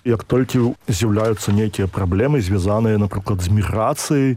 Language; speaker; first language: Polish; non-native, learner; Belarusian